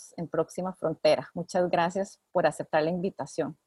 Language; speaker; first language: Spanish; native; Spanish